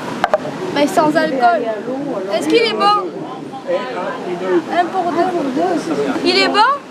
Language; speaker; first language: French; native; French